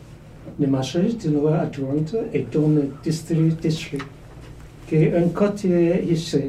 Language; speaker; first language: French; non-native, learner; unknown